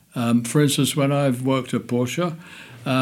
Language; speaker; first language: English; native; English